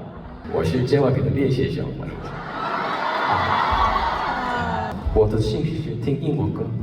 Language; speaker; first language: Chinese; non-native, learner; Korean